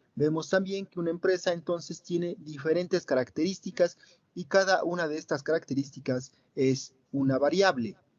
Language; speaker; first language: Spanish; native; Spanish